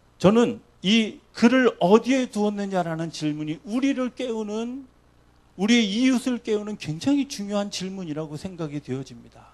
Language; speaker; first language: Korean; native; Korean